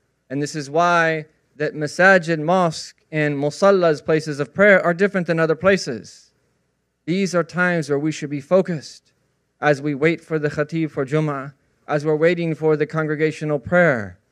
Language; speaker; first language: English; native; English